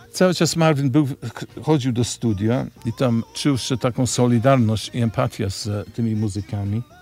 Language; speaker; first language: Polish; non-native, fluent; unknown